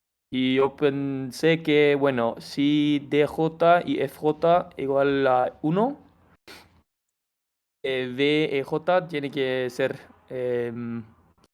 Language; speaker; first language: Spanish; non-native, fluent; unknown